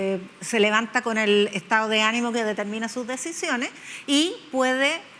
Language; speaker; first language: Spanish; native; Spanish